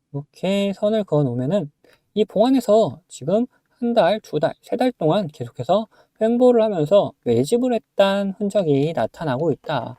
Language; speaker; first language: Korean; native; Korean